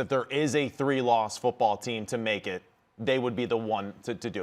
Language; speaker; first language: English; native; English